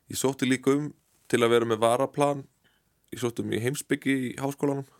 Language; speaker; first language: Icelandic; native; Icelandic